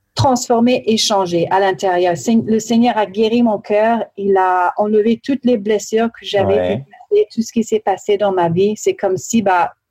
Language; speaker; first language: French; early bilingual, heritage; French